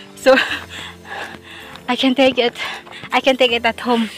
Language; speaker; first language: English; non-native, local second language; Cebuano